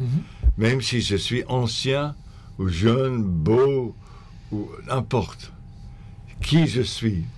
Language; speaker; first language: French; non-native, fluent; English